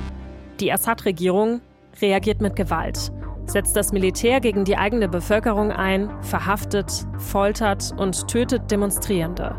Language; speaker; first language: German; native; German